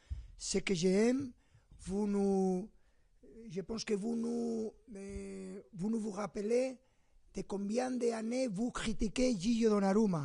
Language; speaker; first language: French; non-native, fluent; Spanish